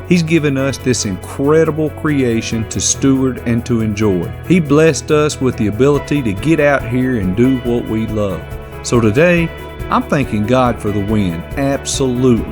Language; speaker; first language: English; native; English